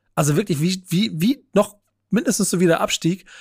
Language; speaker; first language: German; native; German